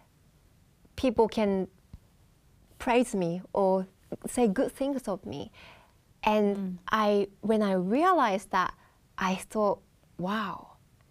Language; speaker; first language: English; non-native, fluent; Japanese